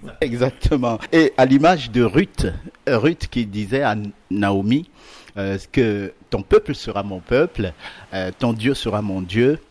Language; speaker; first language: French; native; French